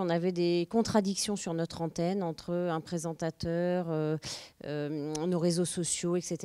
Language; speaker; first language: French; native; French